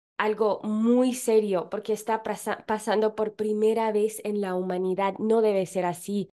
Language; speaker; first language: Spanish; non-native, fluent; English